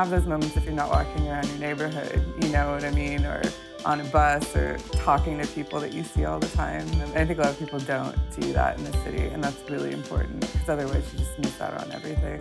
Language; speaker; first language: English; native; English